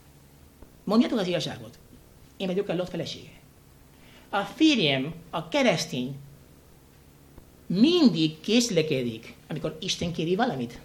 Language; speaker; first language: Hungarian; non-native, fluent; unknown